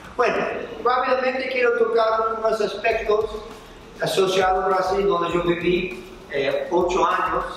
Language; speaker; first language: Spanish; non-native, fluent; English